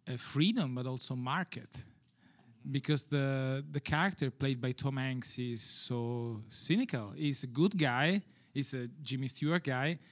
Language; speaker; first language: English; non-native, fluent; Italian